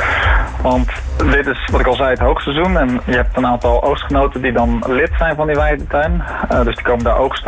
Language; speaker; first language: Dutch; native; Dutch